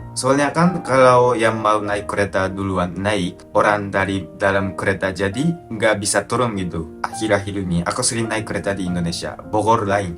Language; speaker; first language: Indonesian; non-native, fluent; Japanese